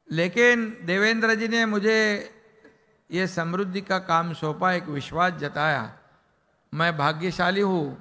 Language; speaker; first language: Hindi; non-native, local second language; Marathi